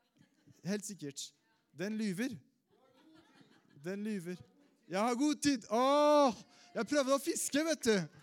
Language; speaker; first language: Norwegian; non-native, fluent; French